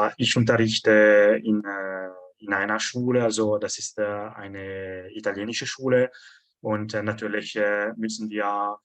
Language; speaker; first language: German; non-native, fluent; Italian